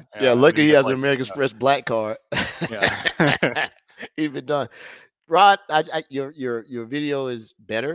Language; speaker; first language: English; native; English